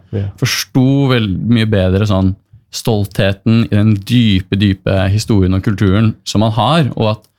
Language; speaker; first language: Norwegian; native; Norwegian